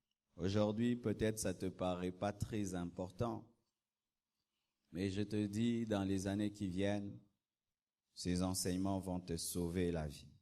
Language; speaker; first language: French; non-native, local second language; Lingala